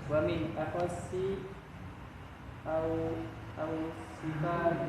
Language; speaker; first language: Arabic; non-native, learner; Indonesian